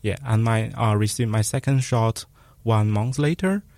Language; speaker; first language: English; non-native, fluent; Chinese